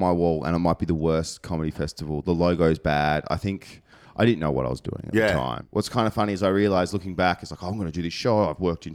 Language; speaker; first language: English; native; English